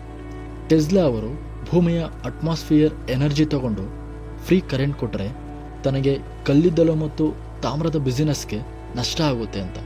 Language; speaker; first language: Kannada; native; Kannada